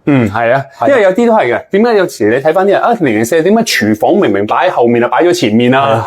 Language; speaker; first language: Cantonese; native; Cantonese